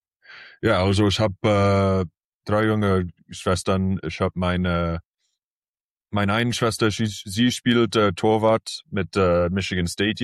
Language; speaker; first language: German; early bilingual, heritage; English